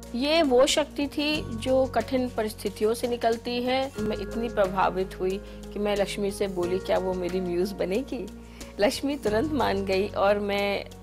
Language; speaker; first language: Hindi; native; Hindi